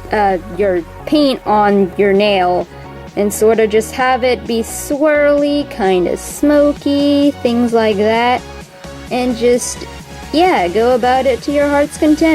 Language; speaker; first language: English; native; English